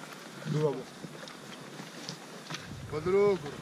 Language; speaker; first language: French; native; French